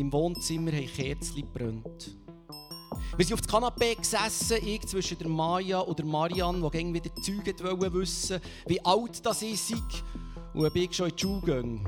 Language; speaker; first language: German; native; German